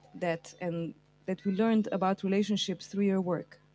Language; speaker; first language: English; non-native, fluent; Slovenian